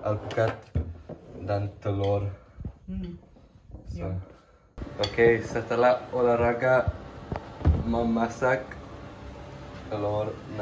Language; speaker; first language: Indonesian; early bilingual, heritage; English